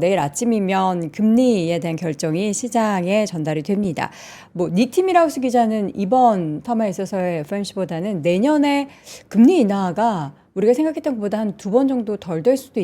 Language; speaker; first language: Korean; native; Korean